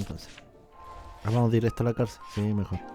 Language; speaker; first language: Spanish; native; Spanish